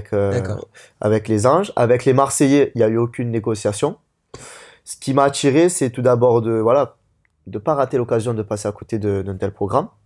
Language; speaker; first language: French; native; French